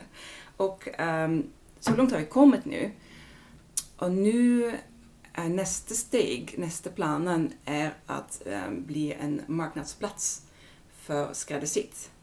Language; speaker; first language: Swedish; non-native, fluent; Dutch